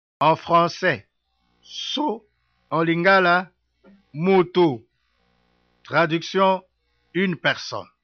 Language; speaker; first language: French; non-native, local second language; Lingala